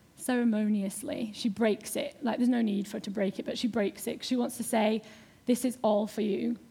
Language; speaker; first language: English; native; English